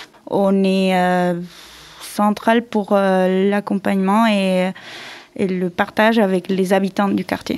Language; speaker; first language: French; non-native, fluent; Spanish